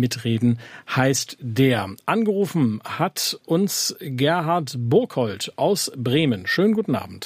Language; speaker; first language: German; native; German